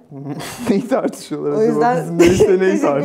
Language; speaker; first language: Turkish; native; Turkish